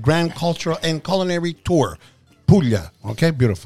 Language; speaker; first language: English; early bilingual, other home language; Italian